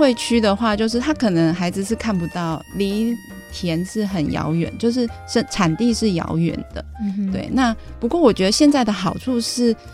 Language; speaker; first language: Chinese; native; Chinese